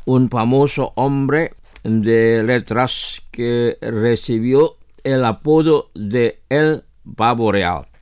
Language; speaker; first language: Spanish; non-native, fluent; Indonesian